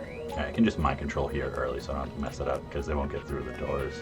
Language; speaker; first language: English; native; English